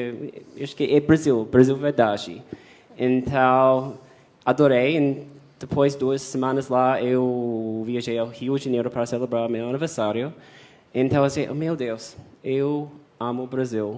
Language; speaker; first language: Portuguese; non-native, fluent; English